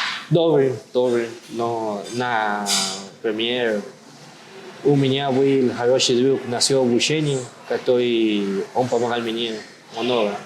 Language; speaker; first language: Russian; non-native, learner; Spanish